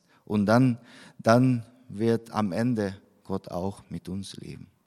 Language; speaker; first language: German; non-native, fluent; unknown